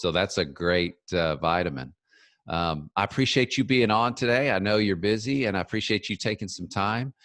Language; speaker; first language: English; native; English